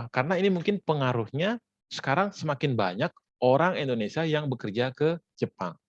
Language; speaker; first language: Indonesian; native; Indonesian